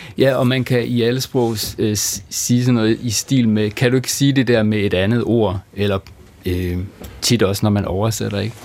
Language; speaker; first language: Danish; native; Danish